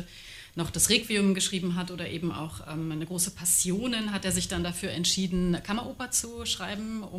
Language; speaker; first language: German; native; German